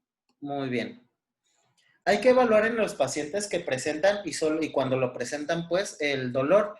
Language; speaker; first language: Spanish; native; Spanish